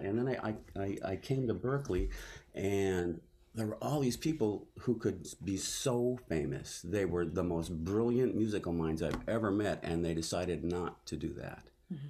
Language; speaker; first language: English; native; English